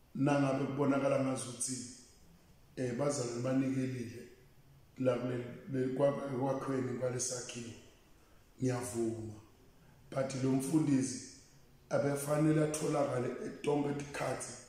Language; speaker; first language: Zulu; non-native, local second language; Swati